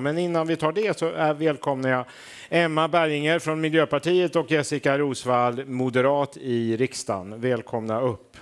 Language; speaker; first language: Swedish; native; Swedish